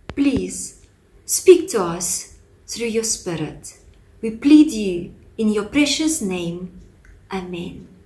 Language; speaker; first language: English; non-native, fluent; Russian